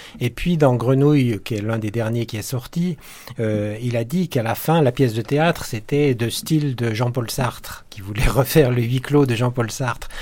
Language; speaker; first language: French; native; French